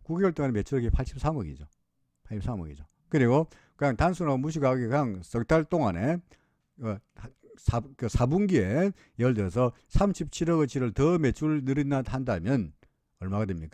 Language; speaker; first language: Korean; native; Korean